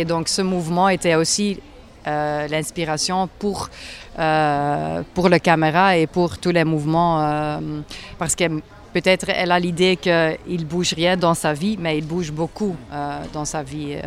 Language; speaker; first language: French; non-native, local second language; Dutch